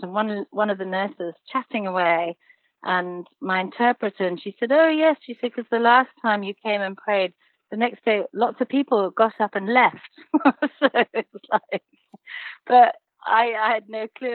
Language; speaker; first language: English; native; English